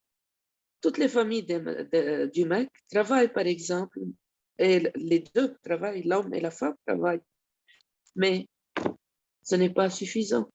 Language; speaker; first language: French; non-native, local second language; Arabic